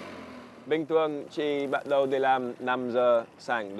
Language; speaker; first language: Vietnamese; non-native, learner; English